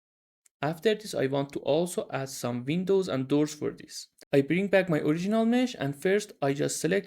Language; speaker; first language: English; non-native, fluent; Persian